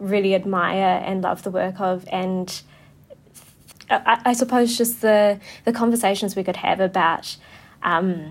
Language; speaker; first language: English; native; English